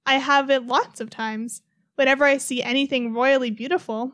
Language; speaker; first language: English; native; English